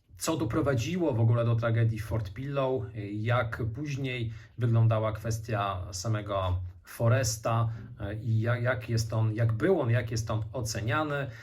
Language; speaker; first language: Polish; native; Polish